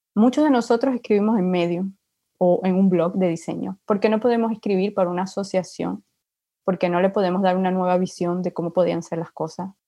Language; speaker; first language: Spanish; native; Spanish